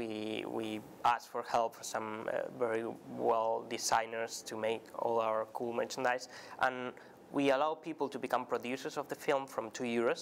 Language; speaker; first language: English; non-native, fluent; Spanish